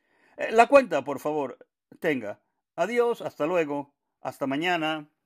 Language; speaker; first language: Spanish; non-native, fluent; Finnish